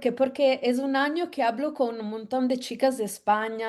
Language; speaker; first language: Spanish; non-native, fluent; Italian